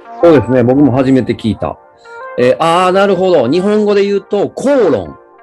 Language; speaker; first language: Japanese; native; Japanese